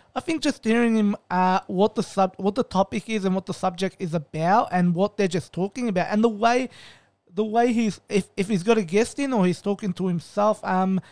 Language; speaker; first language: English; native; English